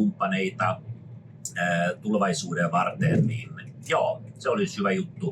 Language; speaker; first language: Finnish; non-native, fluent; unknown